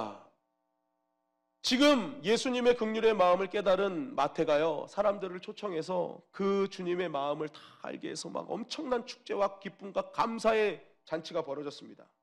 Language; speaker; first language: Korean; native; Korean